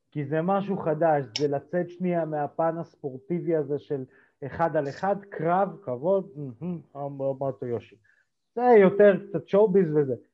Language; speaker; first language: Hebrew; early bilingual, other home language; Russian